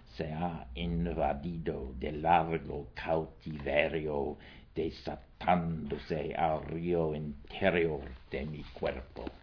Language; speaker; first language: Spanish; non-native, fluent; English